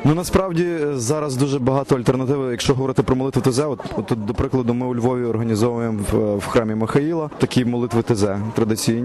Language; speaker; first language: Ukrainian; native; Ukrainian